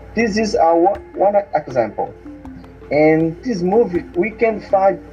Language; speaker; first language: English; non-native, learner; Portuguese